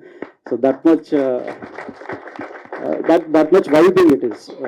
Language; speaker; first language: Telugu; native; Telugu